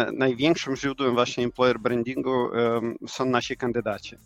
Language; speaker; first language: Polish; non-native, fluent; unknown